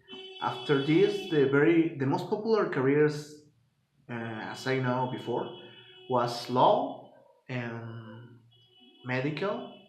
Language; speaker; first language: English; non-native, fluent; Spanish